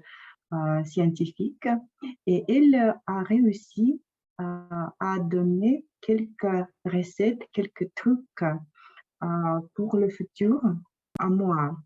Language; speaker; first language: French; non-native, fluent; Russian